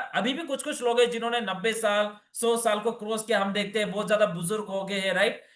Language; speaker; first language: Hindi; non-native, local second language; Bangla